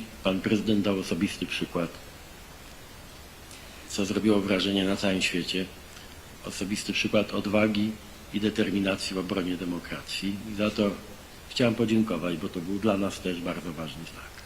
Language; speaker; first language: Polish; native; Polish